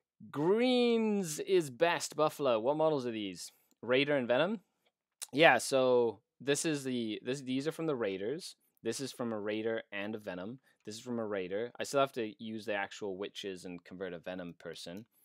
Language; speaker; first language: English; native; English